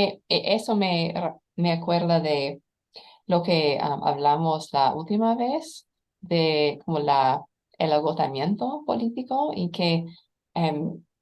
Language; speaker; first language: Spanish; non-native, fluent; English